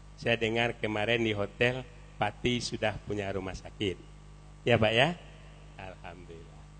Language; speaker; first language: Indonesian; non-native, local second language; Minangkabau